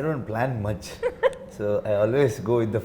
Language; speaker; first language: Telugu; non-native, learner; Kannada